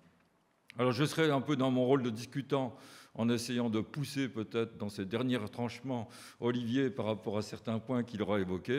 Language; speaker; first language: French; native; French